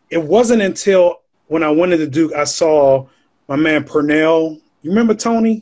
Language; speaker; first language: English; native; English